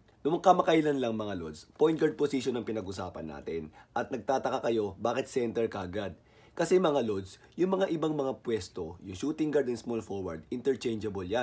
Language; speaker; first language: Filipino; native; Filipino